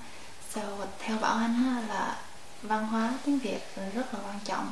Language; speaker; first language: Vietnamese; early bilingual, heritage; Vietnamese